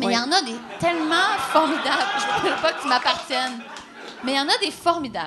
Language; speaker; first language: French; native; French